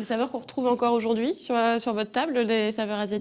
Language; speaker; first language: French; native; French